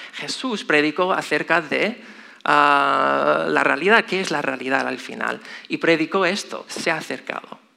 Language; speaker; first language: Spanish; non-native, fluent; English